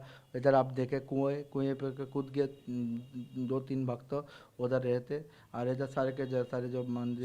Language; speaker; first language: Hindi; non-native, fluent; Bangla